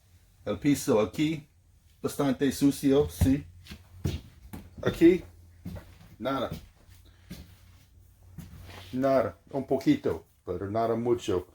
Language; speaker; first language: Spanish; non-native, fluent; English